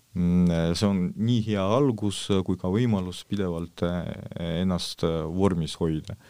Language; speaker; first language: Estonian; non-native, local second language; Russian